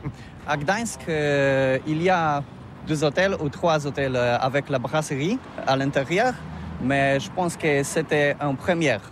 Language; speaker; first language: French; non-native, learner; Polish